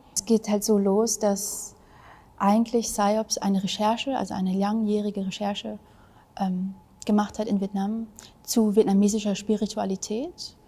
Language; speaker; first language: German; early bilingual, other home language; Vietnamese